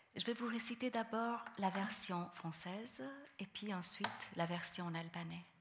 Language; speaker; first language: French; non-native, fluent; Albanian